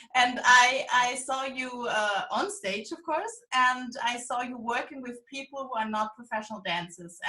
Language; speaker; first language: English; non-native, fluent; German